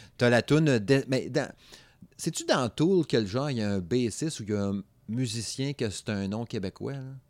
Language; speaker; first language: French; native; French